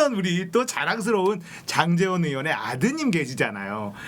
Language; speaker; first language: Korean; native; Korean